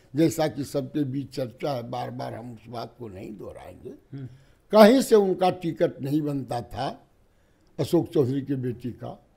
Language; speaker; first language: Hindi; native; Hindi